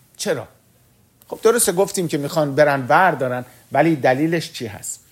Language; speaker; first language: Persian; early bilingual, heritage; Persian